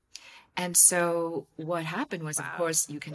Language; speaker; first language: English; non-native, local second language; Cantonese